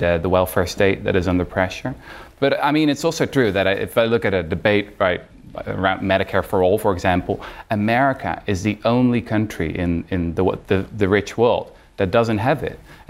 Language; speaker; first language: English; non-native, fluent; Dutch